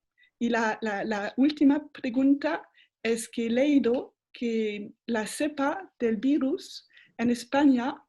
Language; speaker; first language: Spanish; non-native, fluent; French